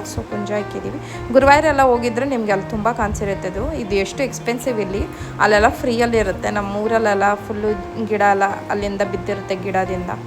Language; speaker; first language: Kannada; non-native, local second language; Malayalam